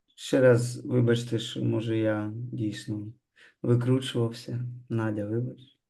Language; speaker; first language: Ukrainian; non-native, local second language; Russian